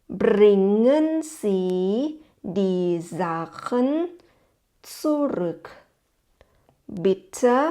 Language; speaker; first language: German; non-native, fluent; Thai